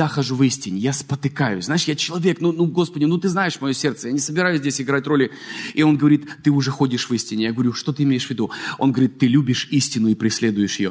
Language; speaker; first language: Russian; native; Russian